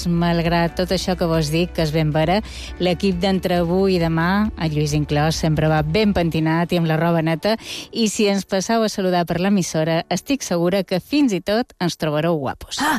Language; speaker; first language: Catalan; native; Catalan